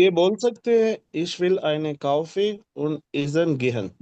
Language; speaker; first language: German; non-native, learner; Urdu